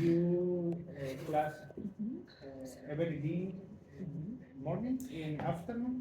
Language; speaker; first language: English; non-native, learner; Spanish